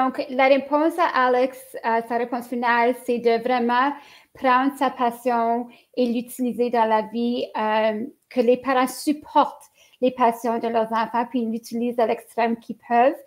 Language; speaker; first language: French; native; French